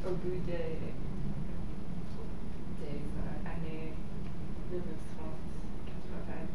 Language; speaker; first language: French; non-native, learner; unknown